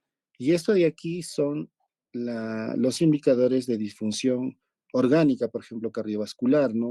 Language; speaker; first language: Spanish; native; Spanish